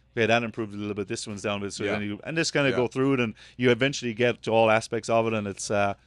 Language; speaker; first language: English; native; English